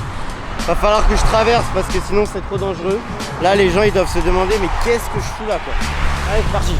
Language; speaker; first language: French; native; French